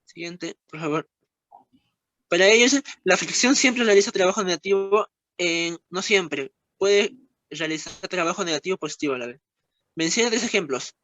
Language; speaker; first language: Spanish; native; Spanish